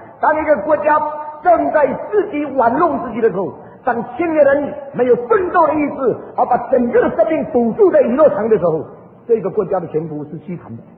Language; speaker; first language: Chinese; early bilingual, heritage; Chinese